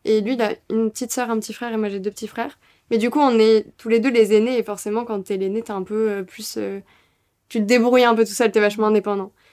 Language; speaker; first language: French; native; French